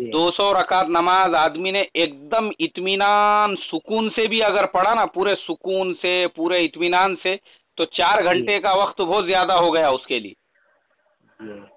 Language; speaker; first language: Hindi; non-native, local second language; Urdu